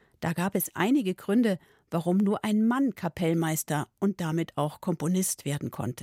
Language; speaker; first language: German; native; German